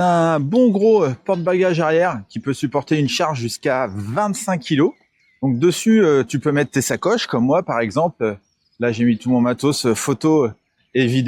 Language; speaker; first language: French; native; French